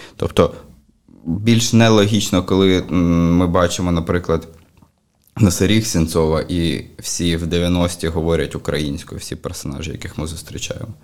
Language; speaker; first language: Ukrainian; native; Ukrainian